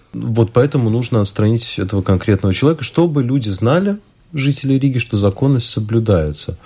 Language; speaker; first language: Russian; native; Russian